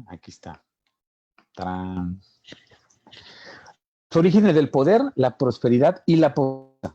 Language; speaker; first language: Spanish; native; Spanish